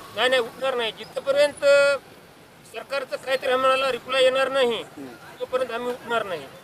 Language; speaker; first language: Marathi; non-native, local second language; Lambadi